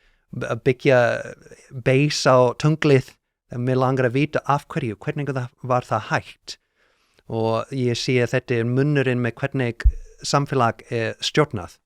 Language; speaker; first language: Icelandic; non-native, learner; English